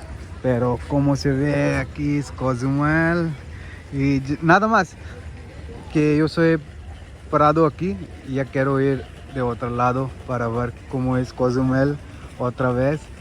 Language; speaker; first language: Spanish; non-native, learner; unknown